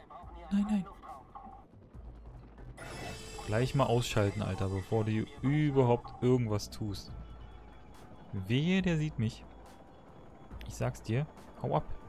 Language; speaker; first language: German; native; German